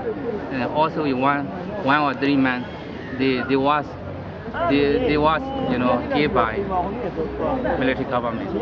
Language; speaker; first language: English; non-native, learner; Burmese